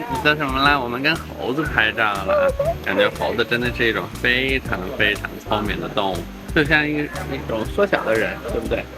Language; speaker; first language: Chinese; native; Chinese